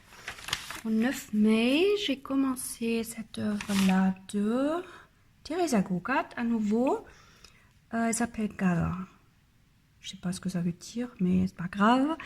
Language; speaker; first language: French; non-native, learner; German